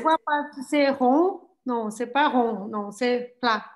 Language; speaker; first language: French; non-native, learner; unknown